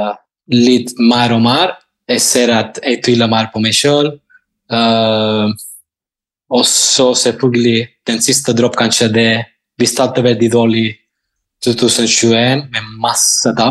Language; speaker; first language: Norwegian; non-native, fluent; Spanish